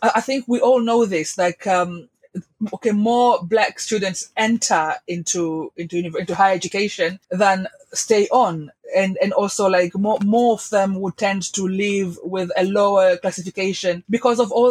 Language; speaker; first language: English; non-native, local second language; Swahili